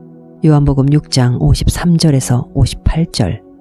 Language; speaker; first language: Korean; native; Korean